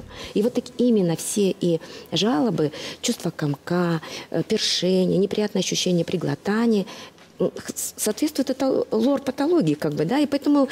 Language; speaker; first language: Russian; native; Russian